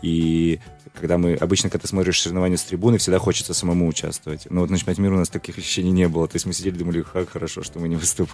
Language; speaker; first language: Russian; native; Russian